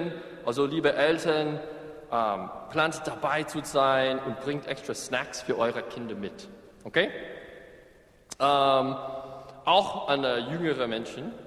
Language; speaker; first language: German; non-native, fluent; English